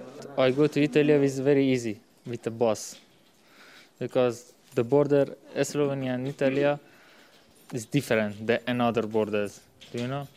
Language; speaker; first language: English; non-native, learner; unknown